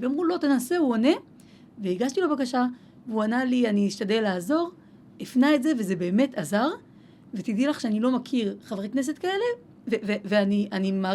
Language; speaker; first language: Hebrew; native; Hebrew